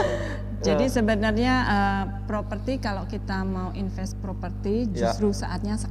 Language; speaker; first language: Indonesian; native; Indonesian